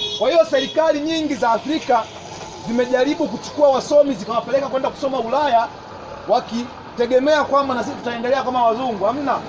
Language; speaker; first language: Swahili; native; Swahili